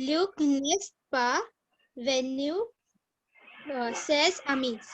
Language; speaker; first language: French; non-native, learner; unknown